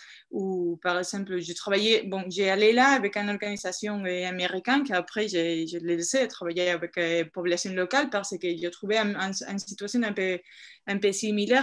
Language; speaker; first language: French; non-native, fluent; Spanish